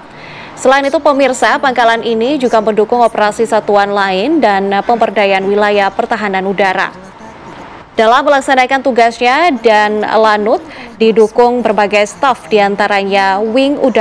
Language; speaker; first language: Indonesian; native; Indonesian